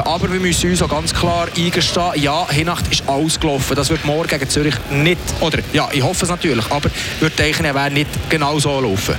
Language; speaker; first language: German; native; German